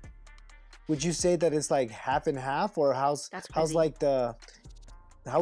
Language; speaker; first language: English; native; English